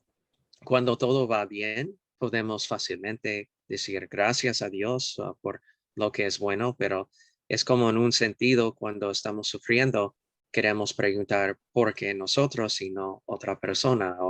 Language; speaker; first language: Spanish; non-native, fluent; English